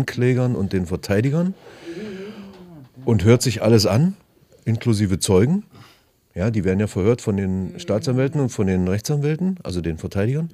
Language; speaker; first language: German; native; German